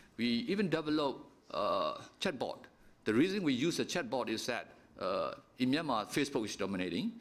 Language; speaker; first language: English; non-native, fluent; Burmese